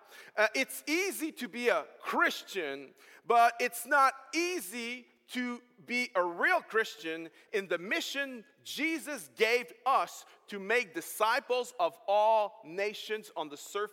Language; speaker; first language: English; non-native, fluent; French